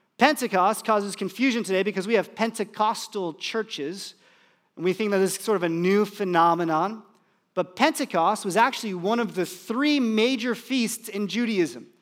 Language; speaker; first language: English; native; English